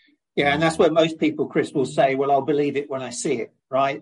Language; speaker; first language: English; native; English